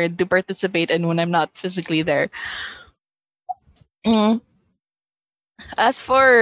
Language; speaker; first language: English; non-native, local second language; Hiligaynon